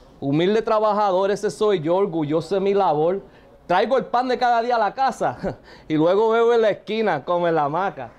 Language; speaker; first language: Spanish; early bilingual, heritage; Spanish